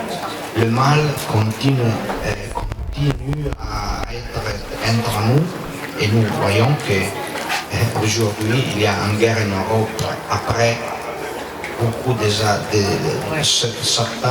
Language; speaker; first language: French; non-native, learner; Italian